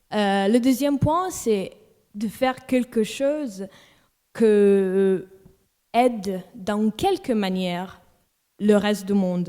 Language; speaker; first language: French; non-native, local second language; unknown